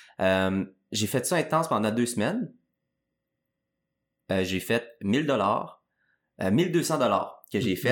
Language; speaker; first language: French; native; French